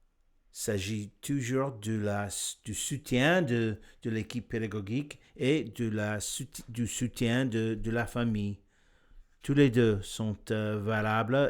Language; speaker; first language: French; non-native, learner; English